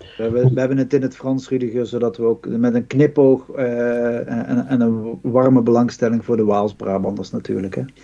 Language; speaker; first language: Dutch; native; Dutch